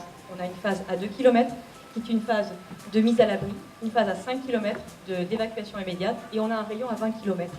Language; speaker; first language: French; native; French